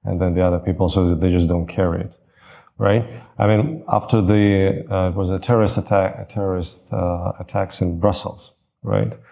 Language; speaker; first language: English; non-native, fluent; Latvian